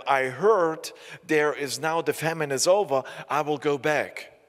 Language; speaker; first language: English; non-native, fluent; German